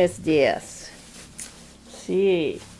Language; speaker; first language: Spanish; non-native, learner; English